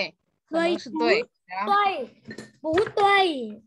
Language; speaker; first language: Chinese; non-native, learner; Vietnamese